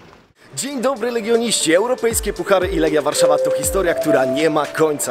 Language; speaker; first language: Polish; native; Polish